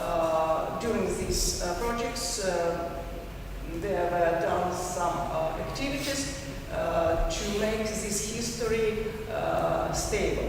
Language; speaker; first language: English; non-native, learner; Ukrainian